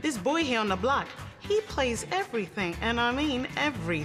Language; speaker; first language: English; native; English